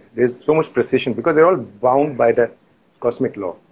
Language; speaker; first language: English; non-native, local second language; Hindi